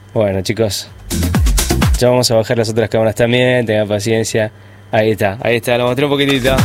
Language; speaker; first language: Spanish; native; Spanish